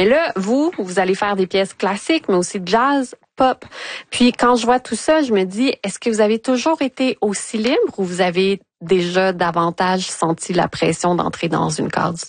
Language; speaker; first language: French; native; French